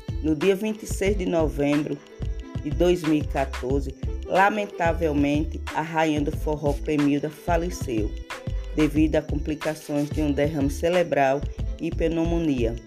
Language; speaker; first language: Portuguese; native; Portuguese